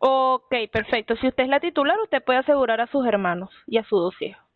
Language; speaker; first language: Spanish; native; Spanish